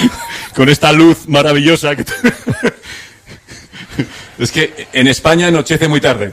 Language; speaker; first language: Spanish; native; Spanish